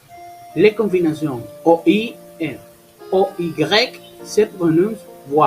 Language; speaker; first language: French; non-native, learner; Spanish